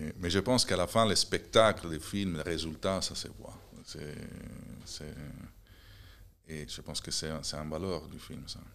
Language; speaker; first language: French; non-native, fluent; Italian